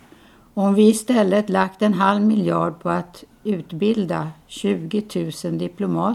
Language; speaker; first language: Swedish; native; Swedish